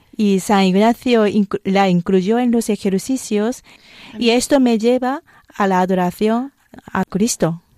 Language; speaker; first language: Spanish; non-native, fluent; Japanese